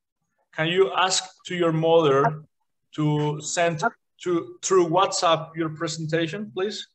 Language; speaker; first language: English; non-native, fluent; Spanish